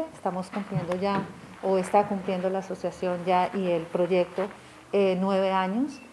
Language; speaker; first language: Spanish; native; Spanish